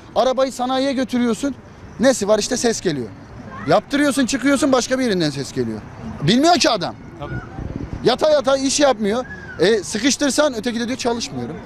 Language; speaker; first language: Turkish; non-native, fluent; Arabic